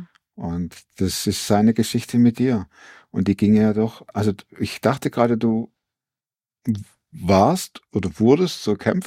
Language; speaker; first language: German; native; German